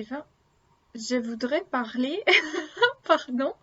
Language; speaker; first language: French; non-native, learner; Russian